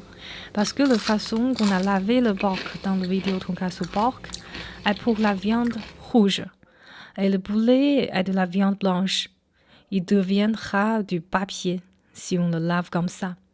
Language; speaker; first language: French; non-native, fluent; Chinese